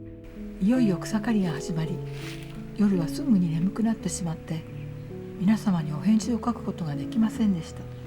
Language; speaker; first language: Japanese; native; Japanese